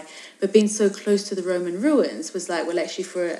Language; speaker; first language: English; native; English